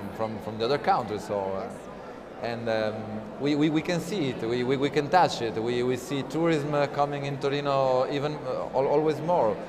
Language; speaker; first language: Italian; native; Italian